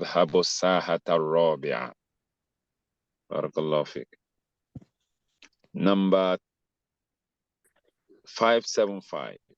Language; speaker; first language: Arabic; non-native, fluent; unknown